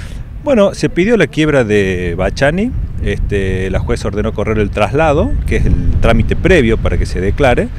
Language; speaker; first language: Spanish; native; Spanish